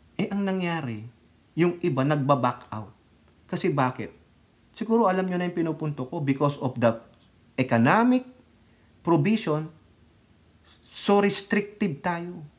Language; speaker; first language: Filipino; native; Filipino